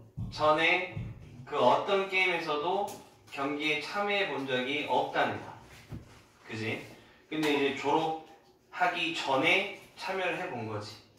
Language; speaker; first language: Korean; native; Korean